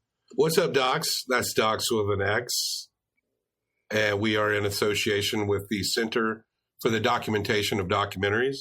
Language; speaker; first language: English; native; English